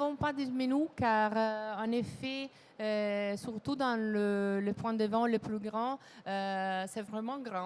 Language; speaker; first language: French; non-native, fluent; Italian